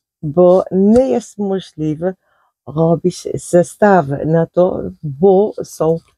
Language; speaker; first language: Polish; non-native, learner; Dutch